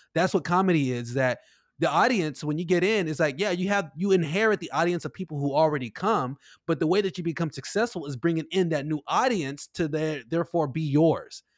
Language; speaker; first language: English; native; English